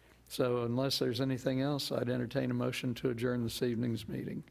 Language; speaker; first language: English; native; English